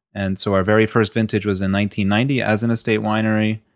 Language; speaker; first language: English; native; English